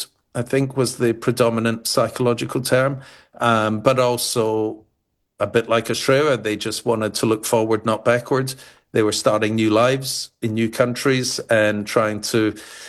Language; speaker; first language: English; native; English